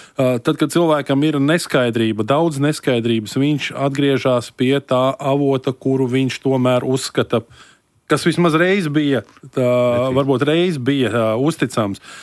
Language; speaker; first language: Latvian; native; Latvian